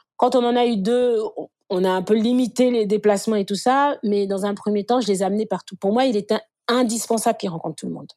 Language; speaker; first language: French; native; French